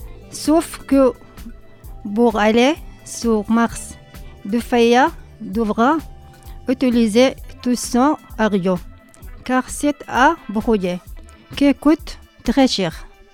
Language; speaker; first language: French; non-native, learner; Arabic